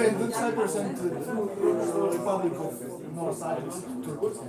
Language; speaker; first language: English; non-native, learner; Russian